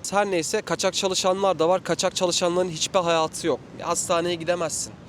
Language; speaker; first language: Turkish; native; Turkish